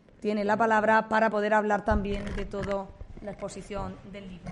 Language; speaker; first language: Spanish; native; Spanish